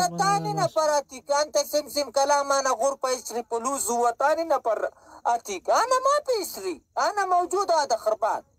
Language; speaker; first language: Arabic; non-native, learner; Pashto